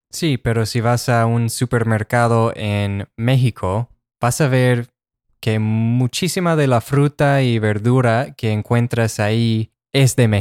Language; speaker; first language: Spanish; non-native, fluent; English